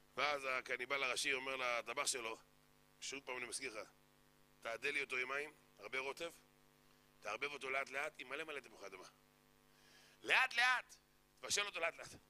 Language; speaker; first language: Hebrew; native; Hebrew